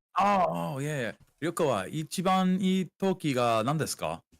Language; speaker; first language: Japanese; non-native, learner; English